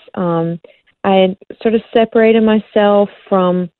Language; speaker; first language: English; native; English